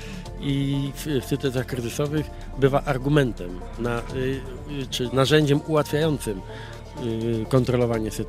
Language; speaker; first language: Polish; native; Polish